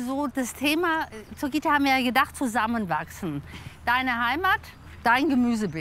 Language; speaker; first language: German; native; German